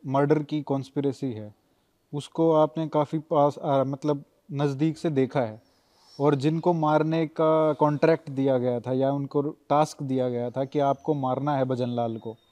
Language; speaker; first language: Hindi; native; Hindi